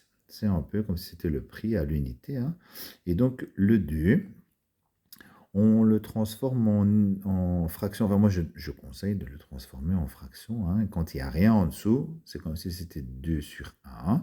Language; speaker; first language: French; native; French